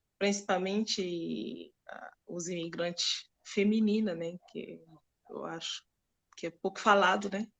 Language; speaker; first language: Portuguese; non-native, fluent; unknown